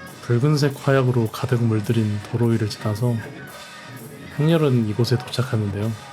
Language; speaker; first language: Korean; native; Korean